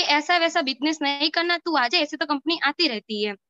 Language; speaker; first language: Hindi; non-native, local second language; Gujarati